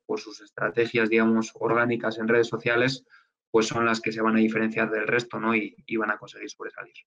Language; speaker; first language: Spanish; native; Spanish